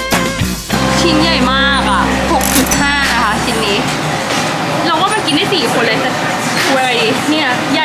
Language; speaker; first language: Thai; native; Thai